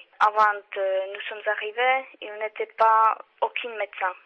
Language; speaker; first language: French; non-native, learner; Czech